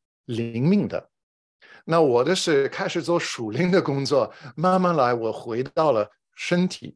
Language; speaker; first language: Chinese; non-native, fluent; English